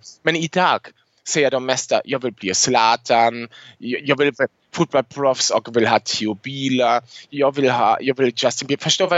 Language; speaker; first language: Swedish; non-native, fluent; German